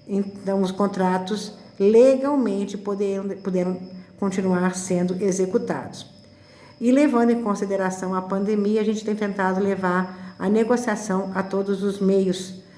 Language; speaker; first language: Portuguese; native; Portuguese